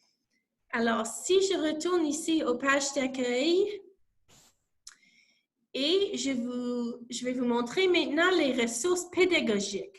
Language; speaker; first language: French; non-native, local second language; English